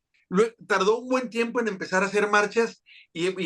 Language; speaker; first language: Spanish; native; Spanish